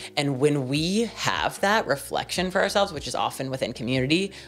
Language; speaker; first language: English; native; English